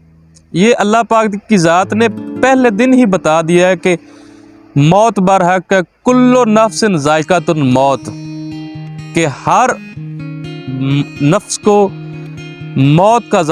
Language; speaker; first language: Urdu; non-native, local second language; Punjabi